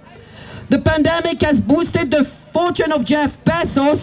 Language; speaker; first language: English; non-native, fluent; French